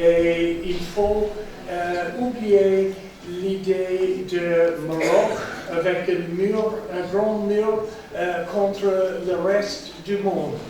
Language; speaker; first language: French; non-native, fluent; English